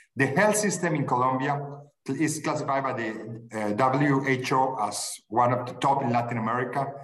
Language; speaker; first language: English; non-native, fluent; Spanish